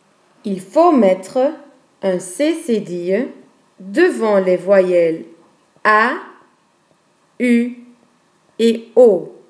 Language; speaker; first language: French; non-native, fluent; Dutch